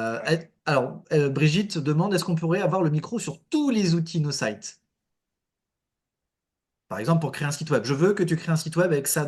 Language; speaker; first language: French; native; French